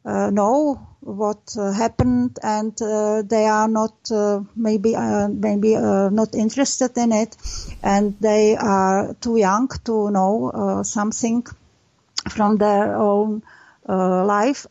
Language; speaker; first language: English; non-native, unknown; Czech